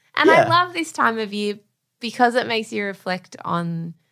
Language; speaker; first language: English; native; English